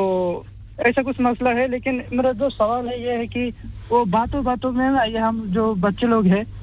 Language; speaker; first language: Hindi; non-native, fluent; Bangla